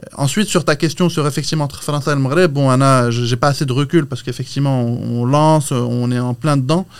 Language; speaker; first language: French; non-native, local second language; Arabic